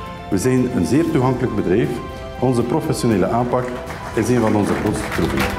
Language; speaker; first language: Dutch; native; Dutch